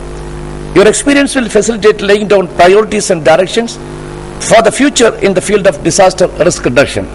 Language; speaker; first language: English; non-native, local second language; Malayalam